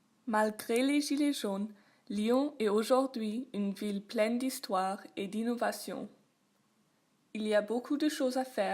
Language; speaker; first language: French; non-native, learner; Dutch